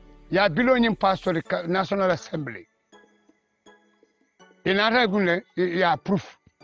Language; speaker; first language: English; non-native, local second language; Mandingo